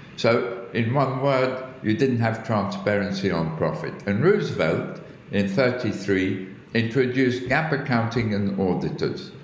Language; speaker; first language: English; early bilingual, other home language; Arabic